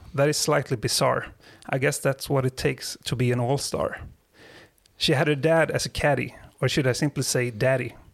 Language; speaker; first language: English; non-native, fluent; Swedish